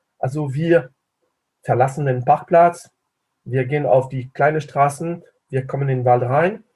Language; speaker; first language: German; non-native, fluent; French